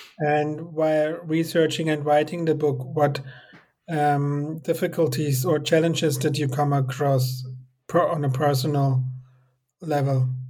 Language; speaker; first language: English; non-native, fluent; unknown